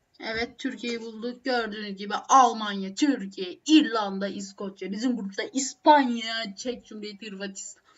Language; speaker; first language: Turkish; native; Turkish